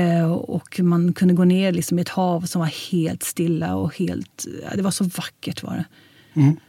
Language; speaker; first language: Swedish; early bilingual, heritage; Swedish